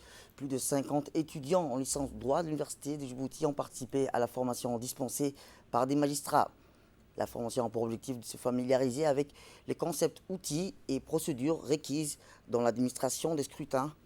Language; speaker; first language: French; native; French